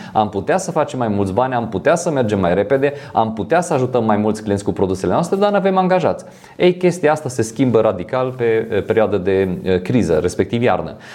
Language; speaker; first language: Romanian; non-native, fluent; French